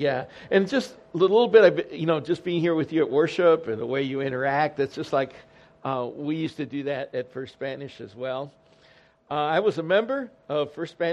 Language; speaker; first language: English; early bilingual, other home language; Spanish